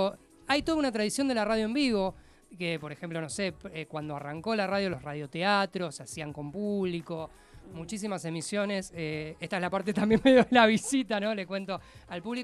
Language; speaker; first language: Spanish; native; Spanish